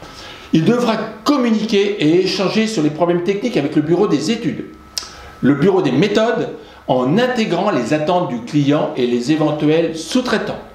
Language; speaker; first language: French; native; French